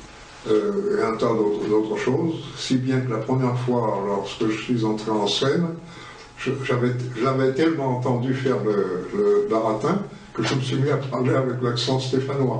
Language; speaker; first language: French; native; French